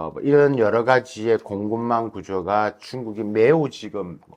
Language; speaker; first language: Korean; native; Korean